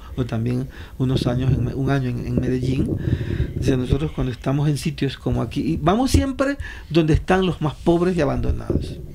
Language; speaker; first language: Spanish; native; Spanish